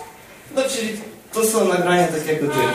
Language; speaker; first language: Polish; non-native, fluent; Ukrainian